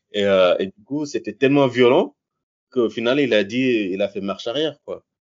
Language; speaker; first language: French; non-native, local second language; Wolof